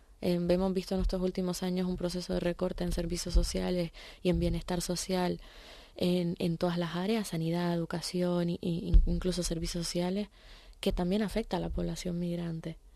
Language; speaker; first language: Spanish; native; Spanish